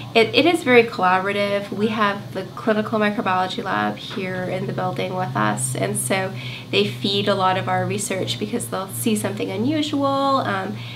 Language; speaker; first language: English; native; English